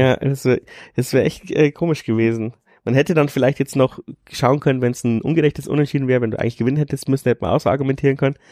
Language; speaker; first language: German; native; German